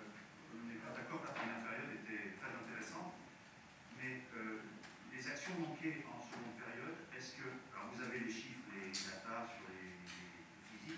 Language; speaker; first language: French; native; French